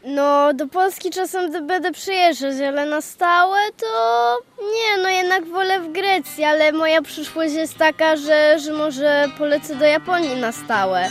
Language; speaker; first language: Polish; early bilingual, heritage; Polish